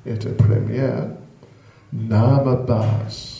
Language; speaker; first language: Russian; non-native, learner; English